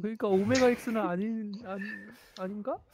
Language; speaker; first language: Korean; native; Korean